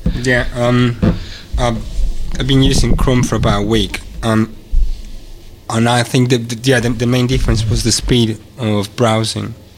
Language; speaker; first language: English; non-native, fluent; Spanish